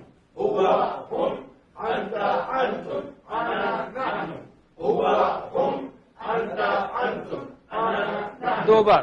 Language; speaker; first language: Arabic; non-native, fluent; Urdu